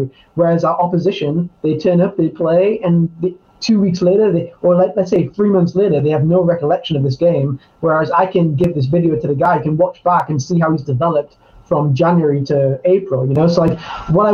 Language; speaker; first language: English; native; English